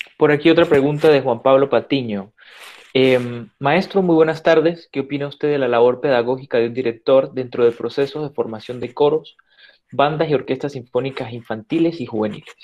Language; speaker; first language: Spanish; native; Spanish